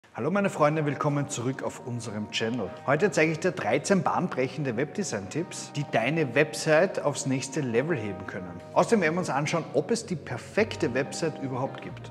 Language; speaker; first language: German; native; German